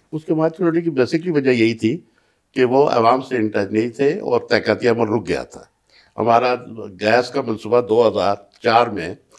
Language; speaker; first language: Urdu; non-native, local second language; Punjabi